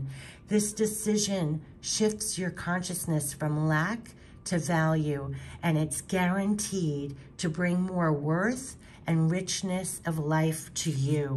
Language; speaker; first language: English; native; English